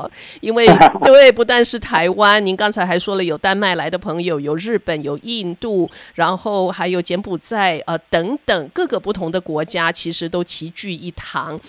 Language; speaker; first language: Chinese; native; Chinese